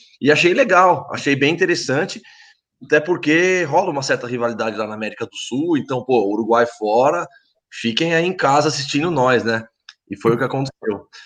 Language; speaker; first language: Portuguese; native; Portuguese